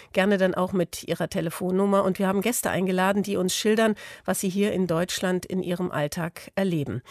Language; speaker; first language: German; native; German